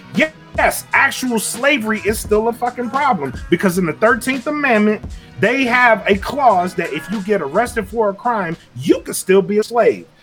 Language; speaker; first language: English; native; English